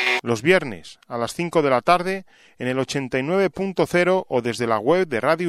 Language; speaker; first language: Spanish; native; Spanish